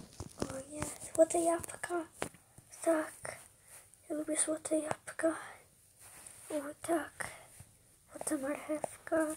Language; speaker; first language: Polish; early bilingual, heritage; Polish